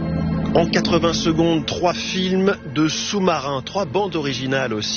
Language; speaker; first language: French; native; French